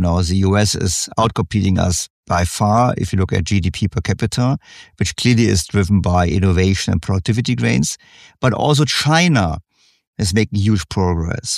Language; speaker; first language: English; non-native, fluent; German